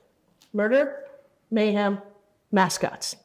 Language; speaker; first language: English; native; English